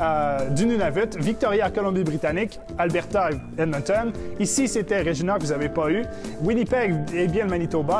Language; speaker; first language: French; native; French